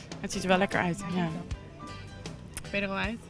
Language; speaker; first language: Dutch; native; Dutch